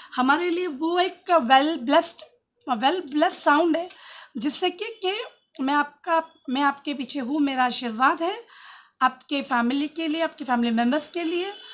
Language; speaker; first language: Hindi; non-native, local second language; Tulu